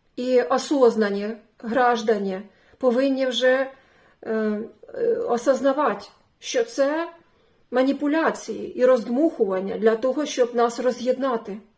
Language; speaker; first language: Ukrainian; non-native, local second language; Russian